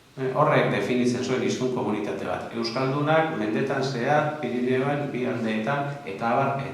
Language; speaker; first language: Basque; non-native, local second language; Spanish